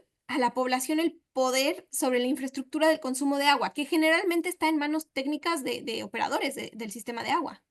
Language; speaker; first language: Spanish; native; Spanish